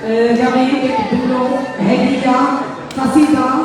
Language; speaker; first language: Arabic; native; Arabic